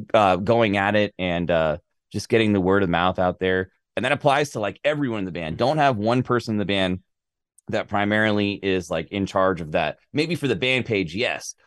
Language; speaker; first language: English; native; English